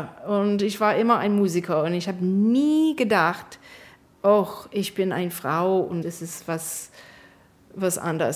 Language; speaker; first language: German; non-native, fluent; English